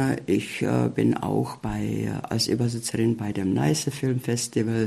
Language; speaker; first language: German; early bilingual, heritage; German